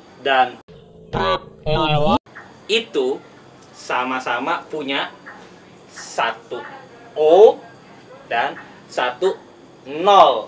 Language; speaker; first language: Indonesian; native; Indonesian